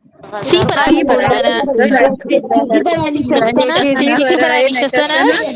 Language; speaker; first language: Persian; non-native, learner; Urdu